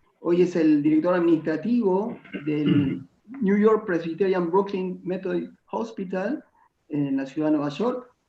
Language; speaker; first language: Spanish; native; Spanish